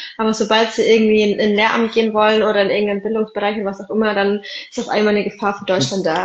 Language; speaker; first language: German; early bilingual, other home language; Arabic